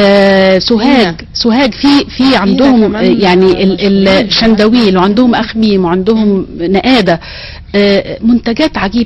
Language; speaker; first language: Arabic; native; Arabic